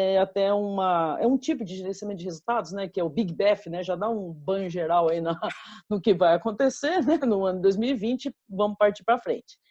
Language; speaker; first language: Portuguese; native; Portuguese